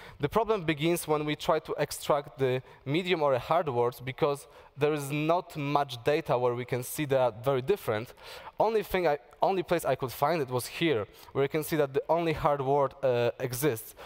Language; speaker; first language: English; non-native, fluent; Polish